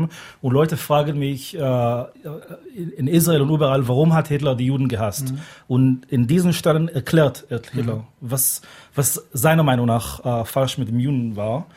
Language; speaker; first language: German; non-native, fluent; Hebrew